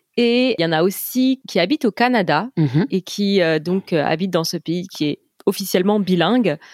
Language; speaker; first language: French; native; French